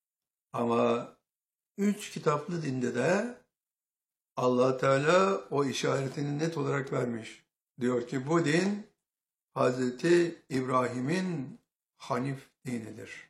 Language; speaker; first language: Turkish; native; Turkish